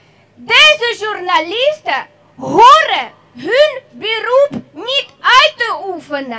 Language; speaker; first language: Dutch; non-native, fluent; Russian